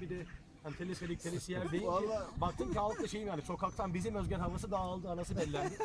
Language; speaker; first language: Turkish; native; Turkish